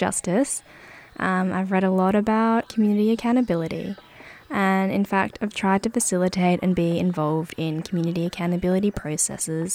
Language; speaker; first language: English; native; English